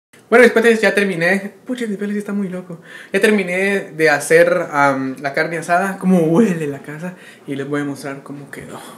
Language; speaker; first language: Spanish; native; Spanish